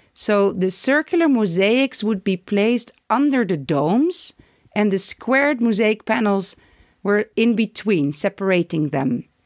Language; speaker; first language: English; non-native, fluent; Dutch